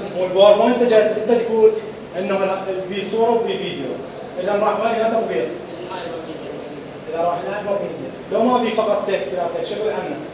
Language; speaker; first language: Arabic; native; Arabic